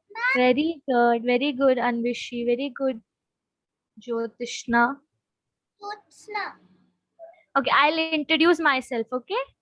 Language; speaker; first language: English; non-native, local second language; Hindi